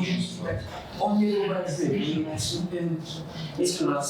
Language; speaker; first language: Slovak; non-native, learner; Russian